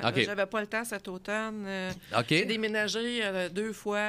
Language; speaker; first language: French; native; French